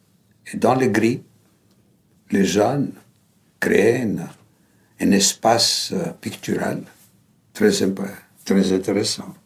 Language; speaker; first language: French; non-native, fluent; Greek